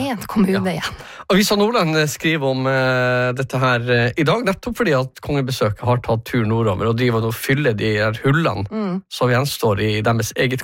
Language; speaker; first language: Norwegian; native; Norwegian